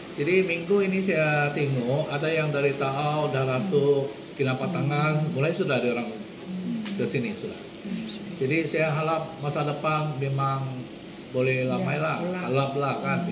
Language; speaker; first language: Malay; non-native, local second language; Hakka Chinese